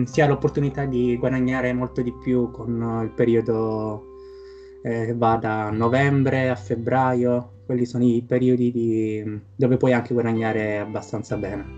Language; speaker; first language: Italian; native; Italian